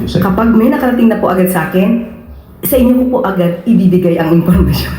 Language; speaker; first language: Filipino; native; Filipino